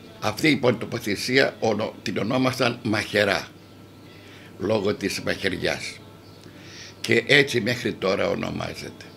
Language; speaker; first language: Greek; native; Greek